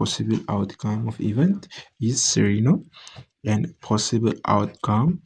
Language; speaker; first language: English; non-native, local second language; Amharic